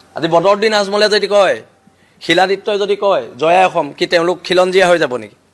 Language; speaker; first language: Assamese; native; Assamese